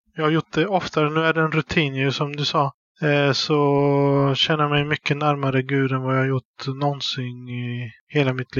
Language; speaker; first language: Swedish; early bilingual, other home language; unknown